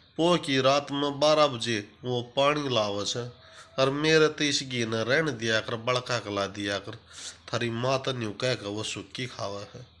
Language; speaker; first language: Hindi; native; Hindi